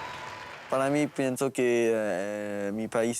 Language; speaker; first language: Spanish; non-native, learner; French